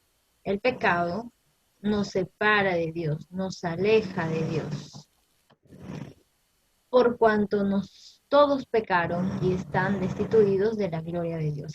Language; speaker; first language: Spanish; native; Spanish